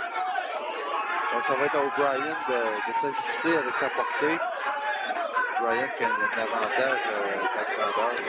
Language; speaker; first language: French; native; French